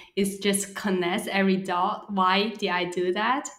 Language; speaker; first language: English; non-native, local second language; Cantonese